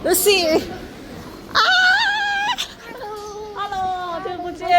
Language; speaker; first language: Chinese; non-native, learner; Korean